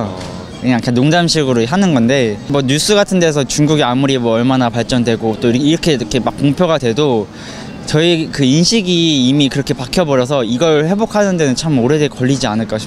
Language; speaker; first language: Korean; native; Korean